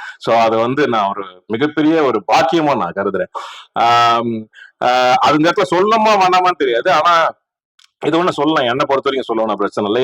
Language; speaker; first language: Tamil; native; Tamil